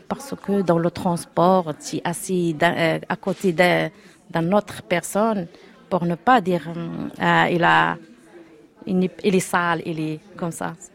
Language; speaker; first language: French; non-native, learner; Arabic